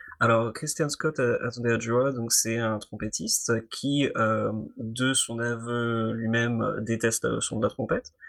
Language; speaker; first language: French; native; French